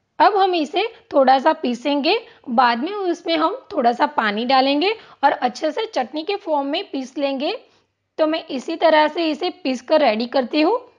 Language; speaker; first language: Hindi; non-native, local second language; Gujarati